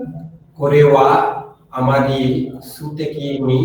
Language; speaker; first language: Japanese; non-native, learner; Bangla